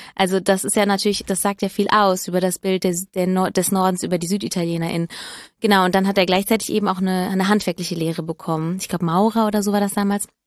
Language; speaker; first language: German; early bilingual, other home language; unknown